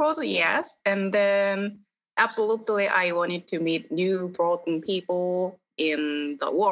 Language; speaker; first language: English; non-native, fluent; Korean